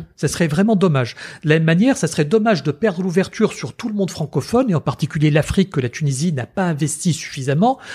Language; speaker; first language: French; native; French